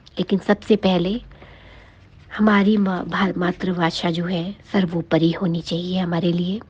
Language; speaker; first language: Hindi; native; Hindi